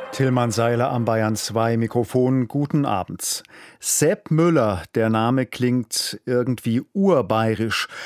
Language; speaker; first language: German; native; German